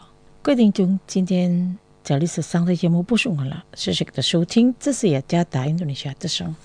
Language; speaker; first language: Chinese; non-native, fluent; Indonesian